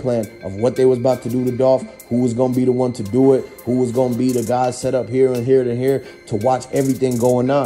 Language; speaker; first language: English; native; English